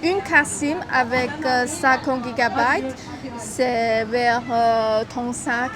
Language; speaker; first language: French; non-native, learner; Chinese